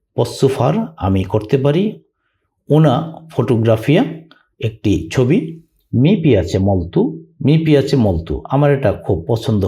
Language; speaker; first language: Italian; non-native, learner; Bangla